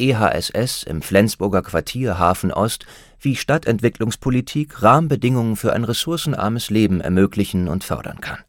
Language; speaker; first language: German; native; German